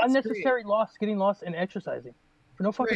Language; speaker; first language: English; native; English